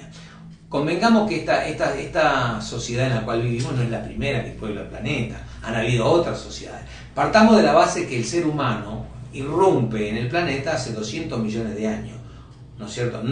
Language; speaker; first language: Spanish; native; Spanish